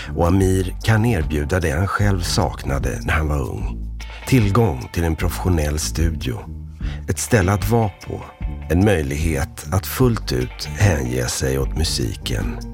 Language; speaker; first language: Swedish; native; Swedish